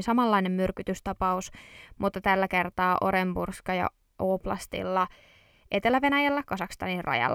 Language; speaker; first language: Finnish; native; Finnish